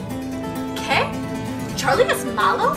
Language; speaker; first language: Spanish; non-native, learner; English